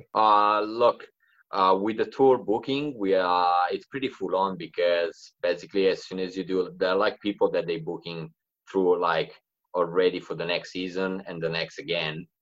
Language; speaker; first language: English; non-native, fluent; Italian